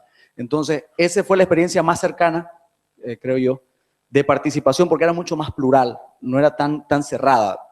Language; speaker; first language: Spanish; native; Spanish